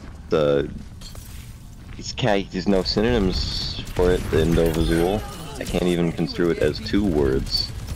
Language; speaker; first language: English; native; English